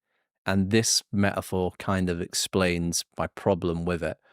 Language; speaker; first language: English; native; English